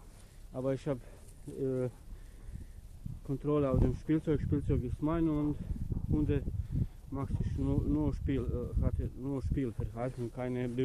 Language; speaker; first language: German; non-native, learner; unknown